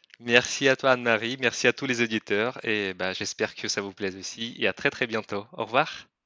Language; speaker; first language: French; non-native, fluent; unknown